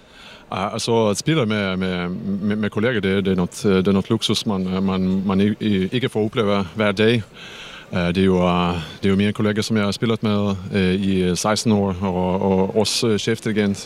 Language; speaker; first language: Danish; non-native, fluent; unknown